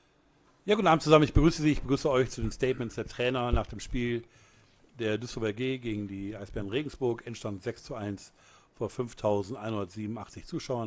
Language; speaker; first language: German; native; German